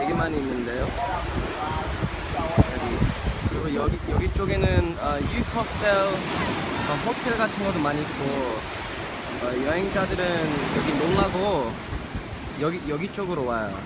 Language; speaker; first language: Korean; early bilingual, heritage; English